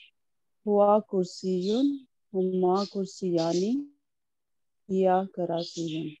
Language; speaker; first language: Arabic; non-native, learner; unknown